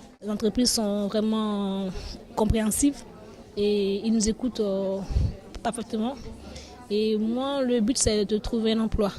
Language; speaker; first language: French; native; French